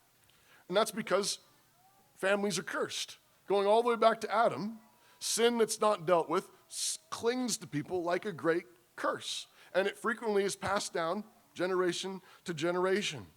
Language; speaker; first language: English; native; English